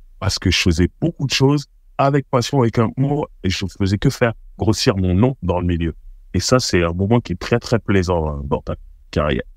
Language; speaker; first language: French; native; French